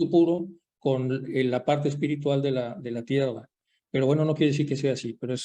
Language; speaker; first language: Spanish; native; Spanish